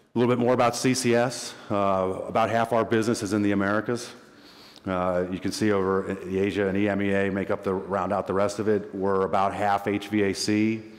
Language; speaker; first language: English; native; English